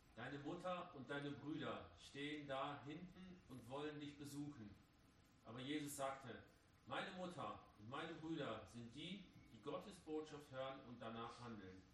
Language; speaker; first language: German; native; German